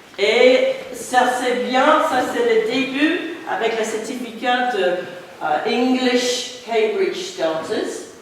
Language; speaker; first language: French; non-native, fluent; English